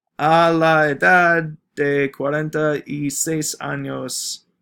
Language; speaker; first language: Spanish; non-native, learner; English